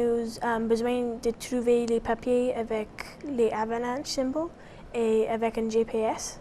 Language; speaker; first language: French; non-native, local second language; English